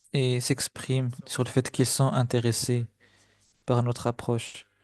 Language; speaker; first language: French; non-native, fluent; Spanish